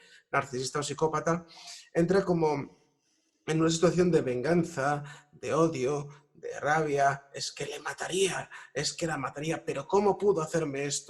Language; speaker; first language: Spanish; native; Spanish